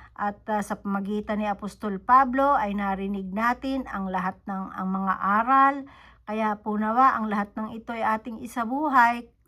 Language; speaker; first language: Filipino; native; Filipino